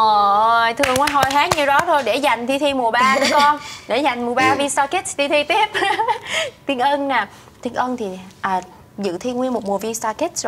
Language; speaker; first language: Vietnamese; native; Vietnamese